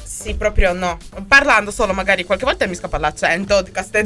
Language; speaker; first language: Italian; native; Italian